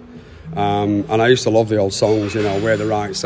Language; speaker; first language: English; native; English